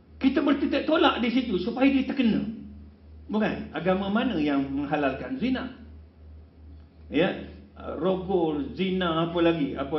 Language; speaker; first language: Malay; non-native, local second language; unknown